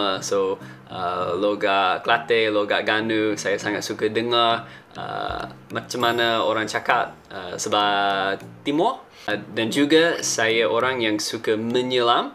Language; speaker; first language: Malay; non-native, fluent; English